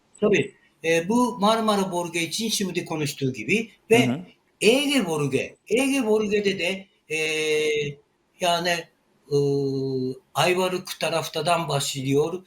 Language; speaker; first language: Turkish; non-native, learner; Japanese